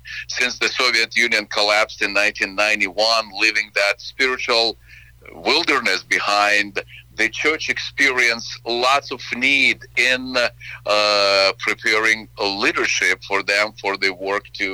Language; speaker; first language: English; non-native, fluent; Ukrainian